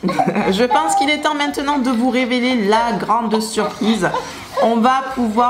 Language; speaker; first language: French; native; French